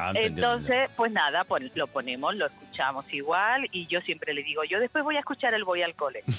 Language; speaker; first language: Spanish; native; Spanish